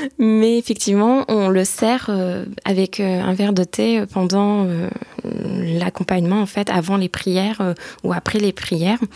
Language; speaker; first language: French; early bilingual, other home language; Turkish